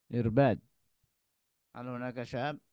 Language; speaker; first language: Arabic; non-native, fluent; Indonesian